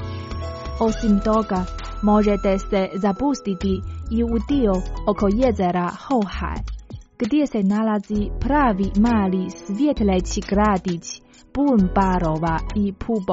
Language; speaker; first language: Croatian; native; Croatian